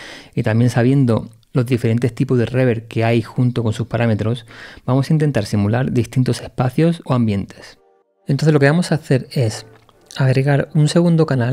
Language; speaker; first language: Spanish; native; Spanish